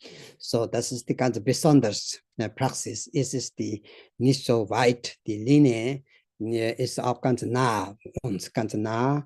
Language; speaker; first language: German; non-native, learner; Tibetan